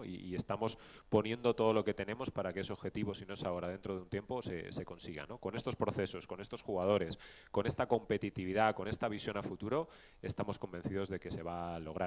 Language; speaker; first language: Spanish; native; Spanish